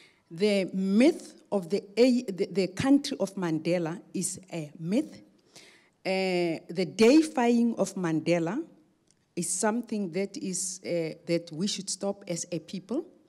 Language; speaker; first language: English; non-native, local second language; Afrikaans